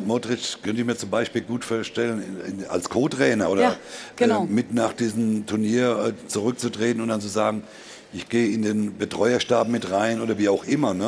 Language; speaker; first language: German; native; German